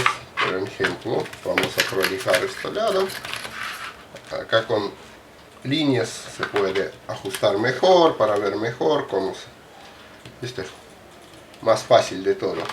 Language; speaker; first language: Spanish; non-native, fluent; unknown